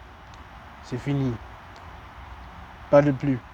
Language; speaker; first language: French; non-native, learner; English